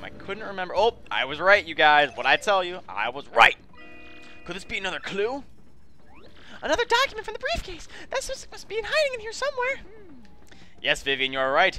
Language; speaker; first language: English; native; English